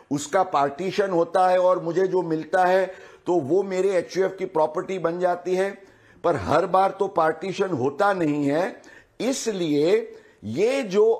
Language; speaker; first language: Hindi; non-native, local second language; Gujarati